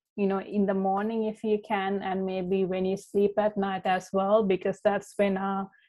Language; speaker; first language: English; non-native, local second language; Sinhala